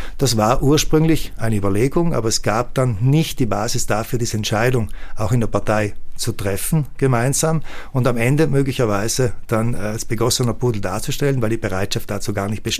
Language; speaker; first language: German; native; German